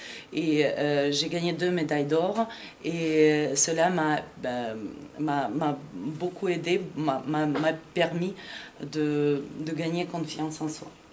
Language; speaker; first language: French; non-native, fluent; Ukrainian